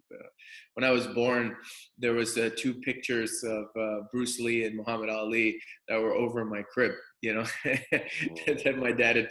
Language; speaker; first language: English; native; English